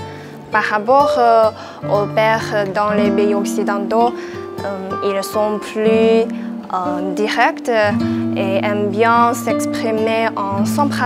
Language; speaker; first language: French; non-native, fluent; Chinese